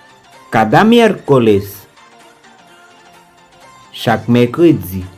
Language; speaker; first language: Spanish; non-native, learner; Haitian Creole